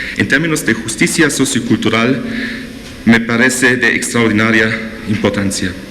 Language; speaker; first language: Spanish; non-native, fluent; German